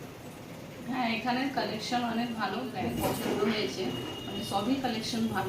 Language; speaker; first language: Bangla; non-native, local second language; Hindi